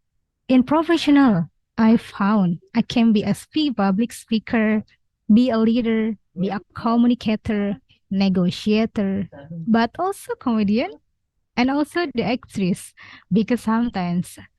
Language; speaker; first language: English; non-native, learner; Indonesian